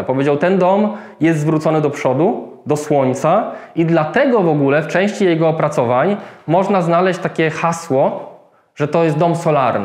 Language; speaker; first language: Polish; native; Polish